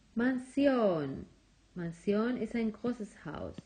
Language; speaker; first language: German; non-native, fluent; Spanish